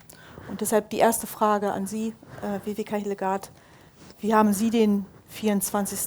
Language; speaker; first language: German; native; German